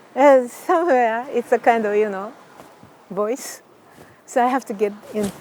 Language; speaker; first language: English; non-native, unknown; Japanese